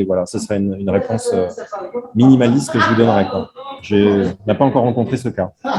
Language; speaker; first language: French; native; French